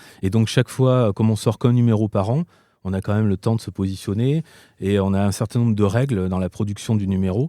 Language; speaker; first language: French; native; French